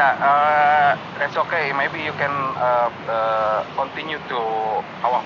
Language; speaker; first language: English; non-native, learner; Indonesian